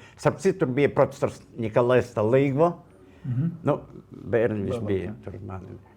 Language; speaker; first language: Latvian; non-native, local second language; Russian